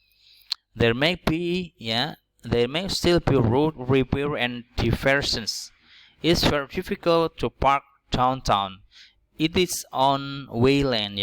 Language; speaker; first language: English; non-native, learner; Indonesian